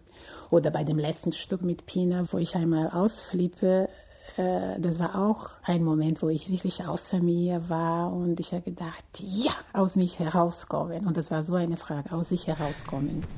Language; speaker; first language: German; non-native, fluent; Portuguese